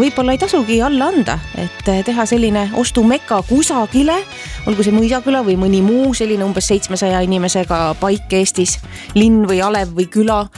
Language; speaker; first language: Estonian; native; Estonian